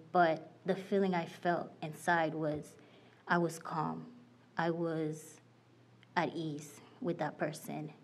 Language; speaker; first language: English; non-native, fluent; Haitian Creole